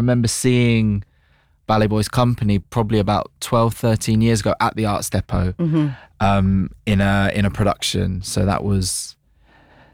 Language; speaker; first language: English; native; English